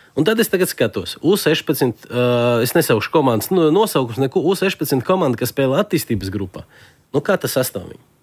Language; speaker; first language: Latvian; non-native, local second language; Russian